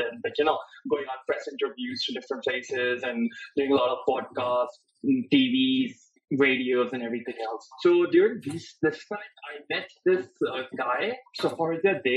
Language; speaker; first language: English; non-native, local second language; Hindi